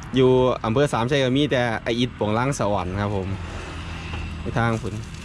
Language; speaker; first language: Thai; native; Thai